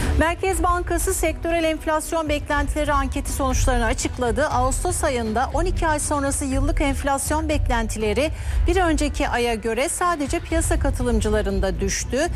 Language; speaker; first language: Turkish; native; Turkish